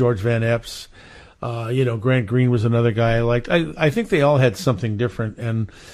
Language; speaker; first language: English; native; English